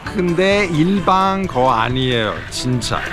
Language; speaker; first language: Korean; non-native, learner; Italian